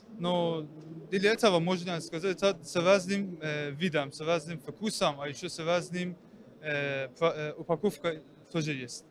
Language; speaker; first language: Russian; non-native, learner; Persian